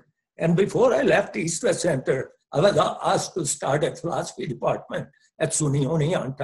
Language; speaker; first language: English; non-native, local second language; Punjabi